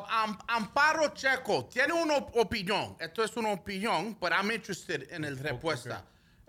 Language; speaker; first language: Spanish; early bilingual, heritage; Spanish